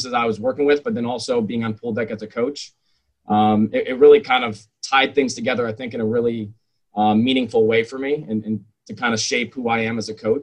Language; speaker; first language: English; native; English